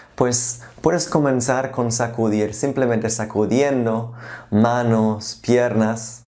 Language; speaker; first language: Spanish; non-native, fluent; German